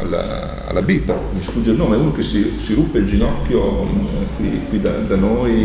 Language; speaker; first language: Italian; native; Italian